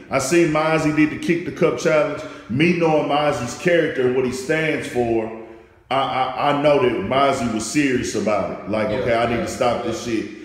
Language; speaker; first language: English; native; English